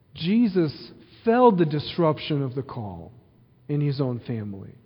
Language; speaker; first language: English; early bilingual, other home language; Ukrainian